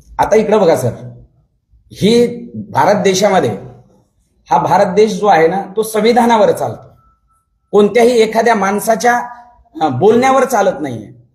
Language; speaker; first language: Marathi; non-native, local second language; Lambadi